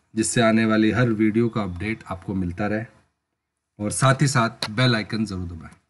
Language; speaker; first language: Hindi; native; Hindi